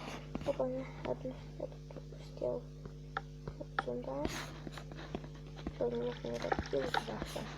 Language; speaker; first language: Russian; native; Russian